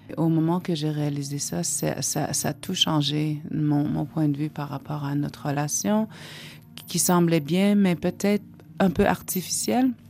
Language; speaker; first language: French; non-native, local second language; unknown